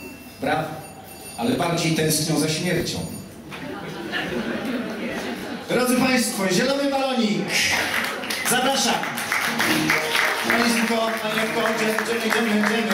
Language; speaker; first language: Polish; native; Polish